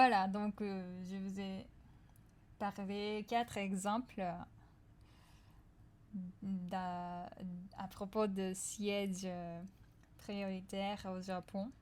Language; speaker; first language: French; non-native, fluent; Japanese